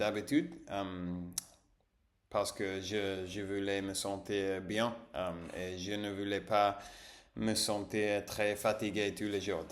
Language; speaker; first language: French; non-native, learner; English